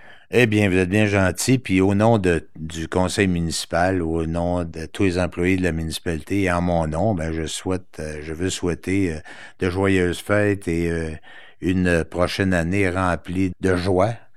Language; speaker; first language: French; native; French